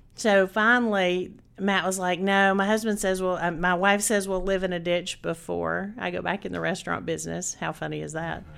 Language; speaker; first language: English; native; English